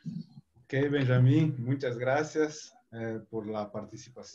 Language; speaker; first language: Spanish; non-native, fluent; Portuguese